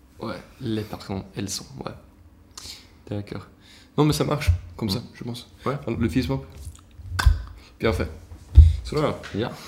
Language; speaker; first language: French; non-native, learner; Swedish